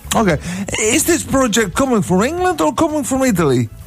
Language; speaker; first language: English; non-native, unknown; Dutch